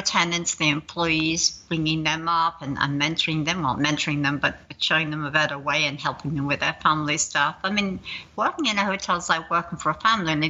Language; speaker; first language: English; native; English